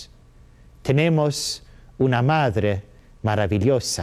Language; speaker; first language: Spanish; non-native, learner; Swedish